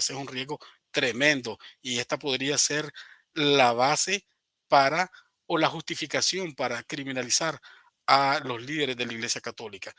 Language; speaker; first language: Spanish; native; Spanish